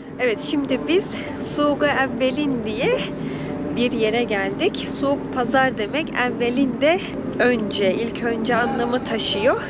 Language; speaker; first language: Turkish; native; Turkish